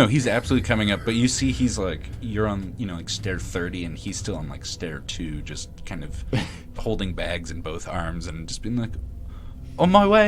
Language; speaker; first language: English; native; English